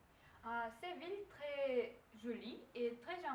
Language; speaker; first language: French; non-native, learner; Russian